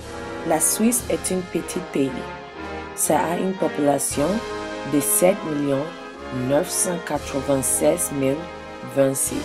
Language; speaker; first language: French; non-native, learner; English